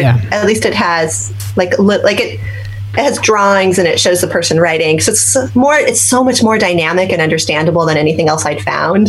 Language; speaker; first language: English; native; English